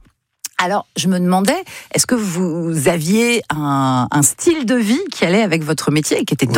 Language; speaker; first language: French; native; French